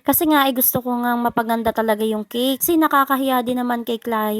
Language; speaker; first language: Filipino; native; Filipino